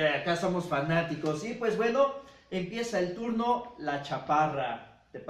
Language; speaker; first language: Spanish; native; Spanish